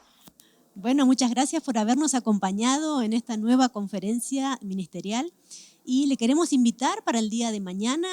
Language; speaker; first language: Spanish; native; Spanish